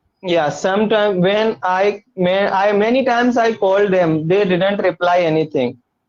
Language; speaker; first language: English; non-native, learner; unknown